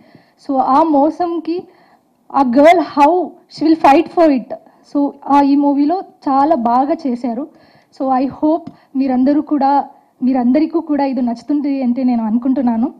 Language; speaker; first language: Telugu; non-native, learner; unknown